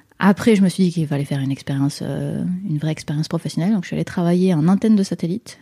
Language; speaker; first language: French; native; French